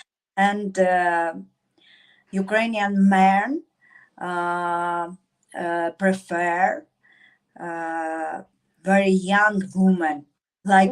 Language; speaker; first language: English; non-native, learner; Russian